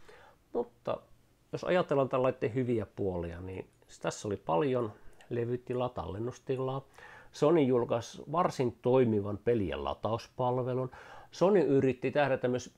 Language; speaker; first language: Finnish; native; Finnish